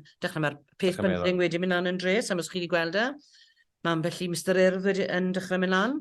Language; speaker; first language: Welsh; native; Welsh